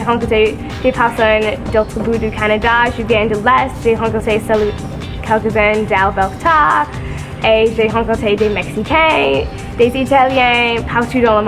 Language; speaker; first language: French; non-native, fluent; English